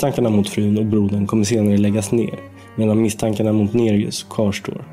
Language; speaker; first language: Swedish; native; Swedish